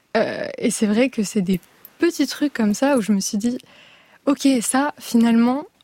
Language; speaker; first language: French; native; French